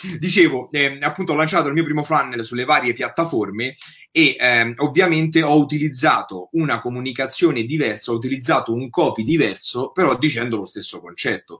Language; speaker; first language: Italian; native; Italian